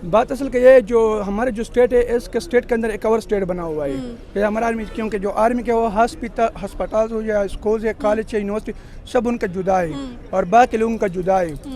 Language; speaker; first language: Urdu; non-native, local second language; Pashto